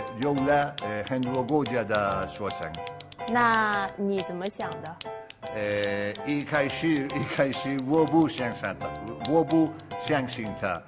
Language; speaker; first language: Chinese; non-native, learner; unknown